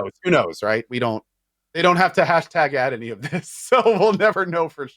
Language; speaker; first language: English; native; English